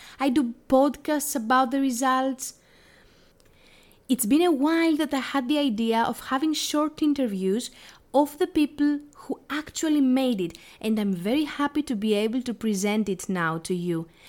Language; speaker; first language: English; non-native, fluent; Greek